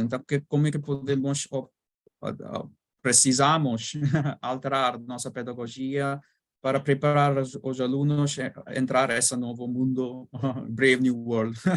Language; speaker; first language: Portuguese; non-native, learner; Bangla